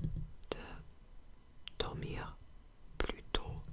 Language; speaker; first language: French; non-native, fluent; English